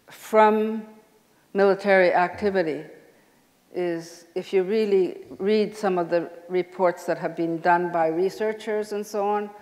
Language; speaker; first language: English; native; English